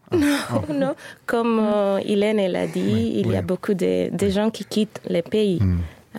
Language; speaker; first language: French; non-native, fluent; Spanish